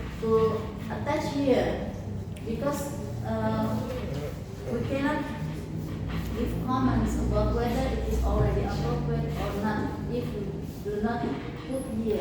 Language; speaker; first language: English; non-native, fluent; Indonesian